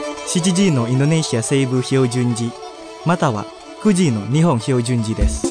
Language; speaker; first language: Japanese; non-native, fluent; Indonesian